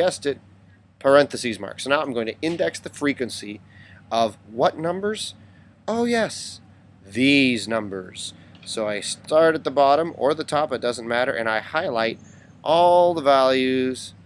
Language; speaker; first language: English; native; English